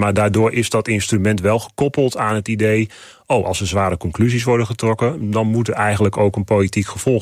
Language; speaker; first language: Dutch; native; Dutch